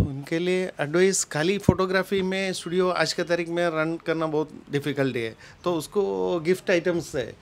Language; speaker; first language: Hindi; non-native, local second language; Malayalam